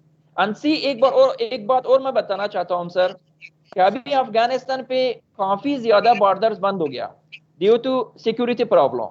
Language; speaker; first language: Hindi; non-native, fluent; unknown